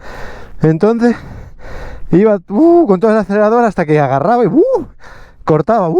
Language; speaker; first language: Spanish; native; Spanish